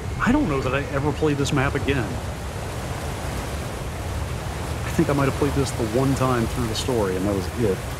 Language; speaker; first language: English; native; English